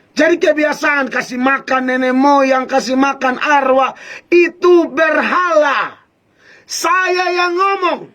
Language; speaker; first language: Indonesian; native; Indonesian